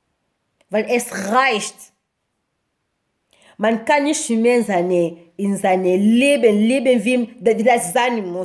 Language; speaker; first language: German; non-native, learner; Lingala